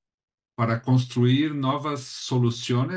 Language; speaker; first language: Spanish; non-native, learner; Portuguese